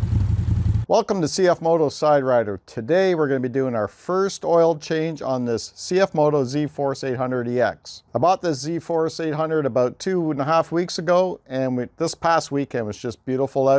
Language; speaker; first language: English; native; English